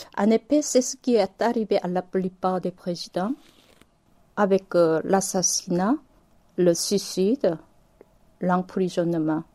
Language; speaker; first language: French; non-native, fluent; Korean